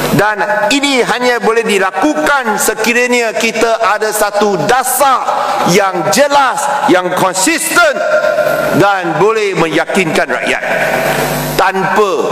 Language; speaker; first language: Malay; non-native, local second language; Chinese